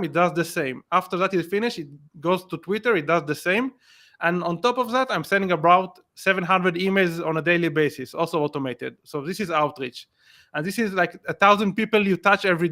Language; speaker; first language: English; non-native, fluent; Hebrew